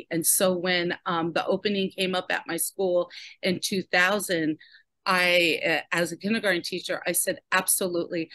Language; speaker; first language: English; native; English